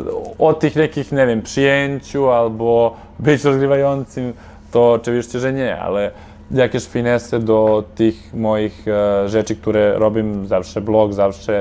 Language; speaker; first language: Polish; non-native, fluent; Serbian